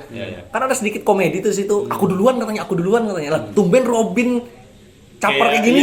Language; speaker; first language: Indonesian; native; Indonesian